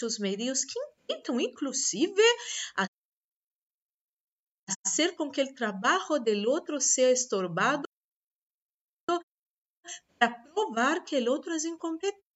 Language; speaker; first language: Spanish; non-native, learner; Portuguese